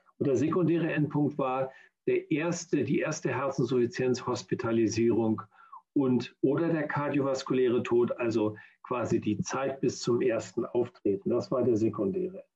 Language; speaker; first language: German; native; German